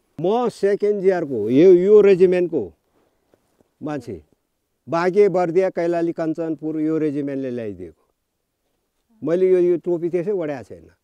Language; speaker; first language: Nepali; non-native, local second language; Gurung